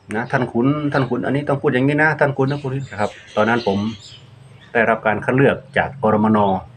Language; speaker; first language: Thai; non-native, local second language; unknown